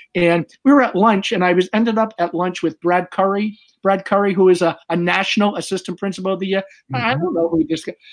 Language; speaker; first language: English; native; English